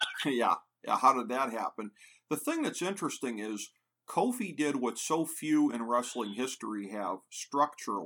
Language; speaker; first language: English; native; English